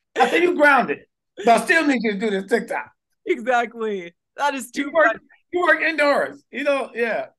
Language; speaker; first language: English; native; English